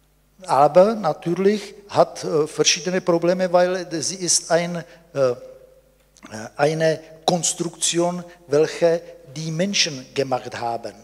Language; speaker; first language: German; non-native, fluent; Czech